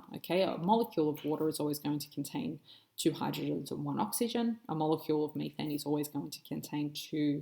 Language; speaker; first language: English; native; English